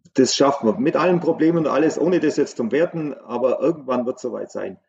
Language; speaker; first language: German; native; German